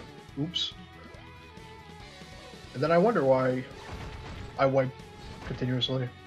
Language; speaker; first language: English; native; English